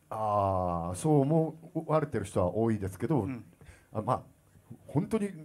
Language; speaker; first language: Japanese; native; Japanese